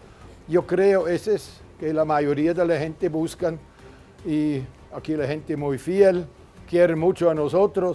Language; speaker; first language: Spanish; non-native, fluent; German